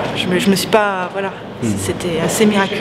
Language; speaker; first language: French; native; French